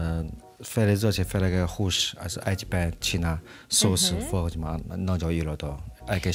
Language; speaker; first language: Hungarian; non-native, learner; Chinese